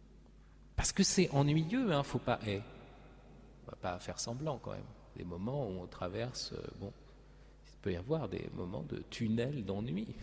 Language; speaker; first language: French; native; French